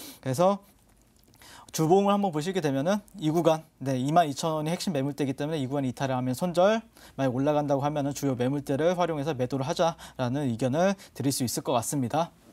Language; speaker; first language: Korean; native; Korean